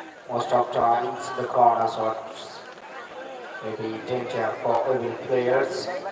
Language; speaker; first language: English; non-native, local second language; Bangla